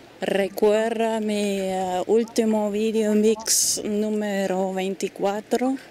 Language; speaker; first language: Spanish; non-native, fluent; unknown